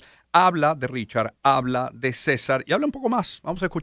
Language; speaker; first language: Spanish; native; Spanish